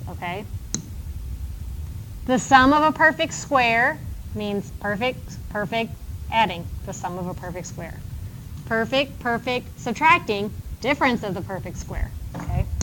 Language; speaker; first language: English; native; English